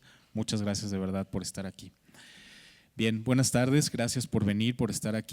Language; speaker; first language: Spanish; native; Spanish